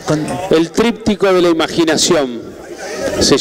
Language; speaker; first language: Spanish; native; Spanish